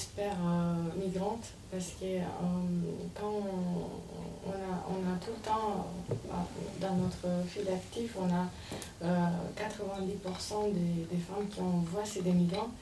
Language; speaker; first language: French; non-native, fluent; Romanian